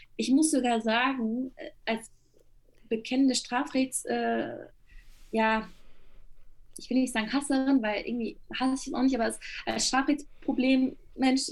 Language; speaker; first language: German; early bilingual, other home language; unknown